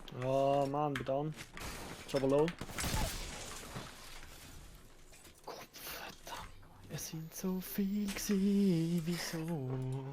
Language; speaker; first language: German; native; German